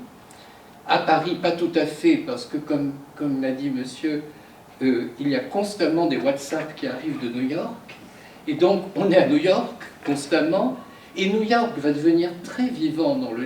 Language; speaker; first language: French; native; French